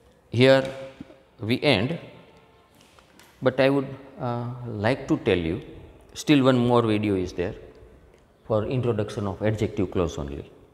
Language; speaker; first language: English; non-native, local second language; Gujarati